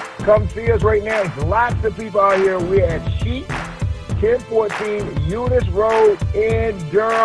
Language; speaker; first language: English; native; English